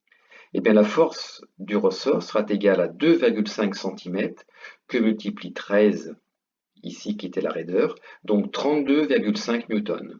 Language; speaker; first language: French; native; French